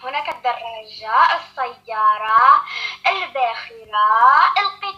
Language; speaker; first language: Arabic; non-native, learner; French